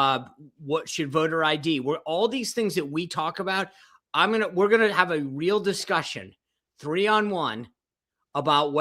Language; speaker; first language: English; native; English